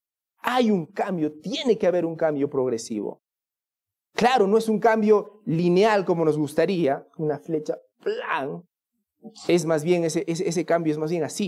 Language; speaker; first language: Spanish; native; Spanish